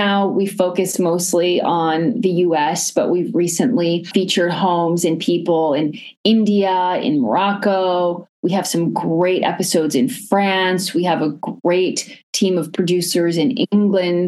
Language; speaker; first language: English; native; English